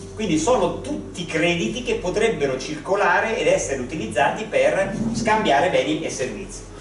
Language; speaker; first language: Italian; native; Italian